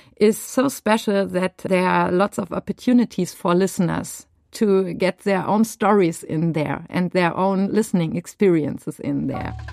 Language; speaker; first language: English; non-native, fluent; German